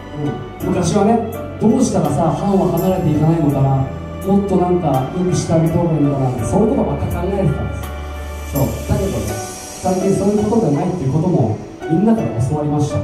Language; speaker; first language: Japanese; native; Japanese